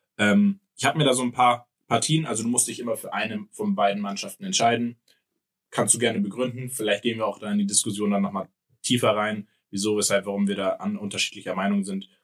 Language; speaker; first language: German; native; German